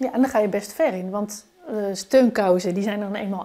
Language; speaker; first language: Dutch; native; Dutch